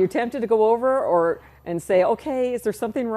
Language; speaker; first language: English; native; English